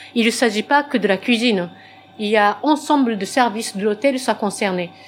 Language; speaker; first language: French; non-native, fluent; Japanese